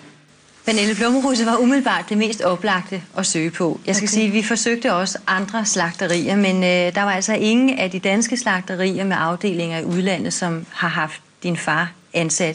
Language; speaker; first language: Danish; native; Danish